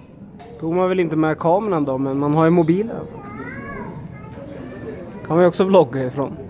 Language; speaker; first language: Swedish; native; Swedish